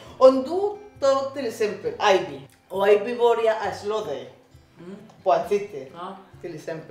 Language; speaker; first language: Swedish; non-native, learner; Spanish